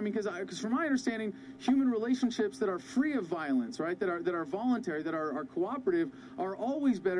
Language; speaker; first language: English; native; English